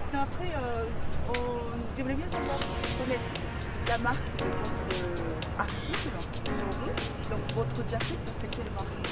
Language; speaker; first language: French; non-native, fluent; Japanese